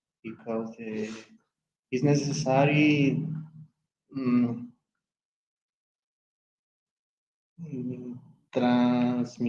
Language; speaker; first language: English; non-native, learner; Spanish